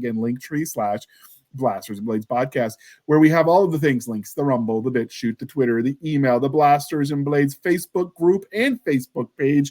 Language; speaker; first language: English; native; English